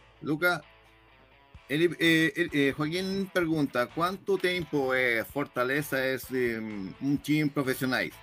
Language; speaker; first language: Portuguese; non-native, learner; Spanish